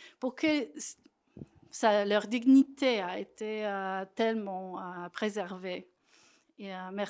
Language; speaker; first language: French; non-native, fluent; Polish